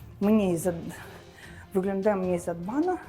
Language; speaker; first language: Polish; non-native, learner; Russian